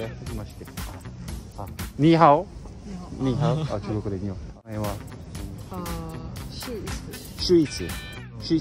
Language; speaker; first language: Japanese; non-native, fluent; Korean